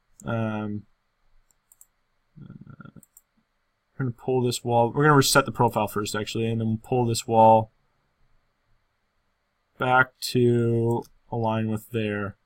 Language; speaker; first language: English; native; English